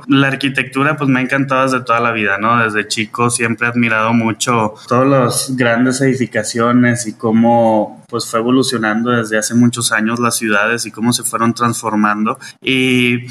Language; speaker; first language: Spanish; native; Spanish